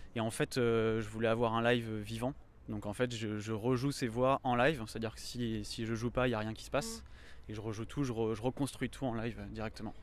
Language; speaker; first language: French; native; French